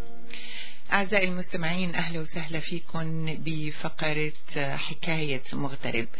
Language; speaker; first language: Arabic; native; Arabic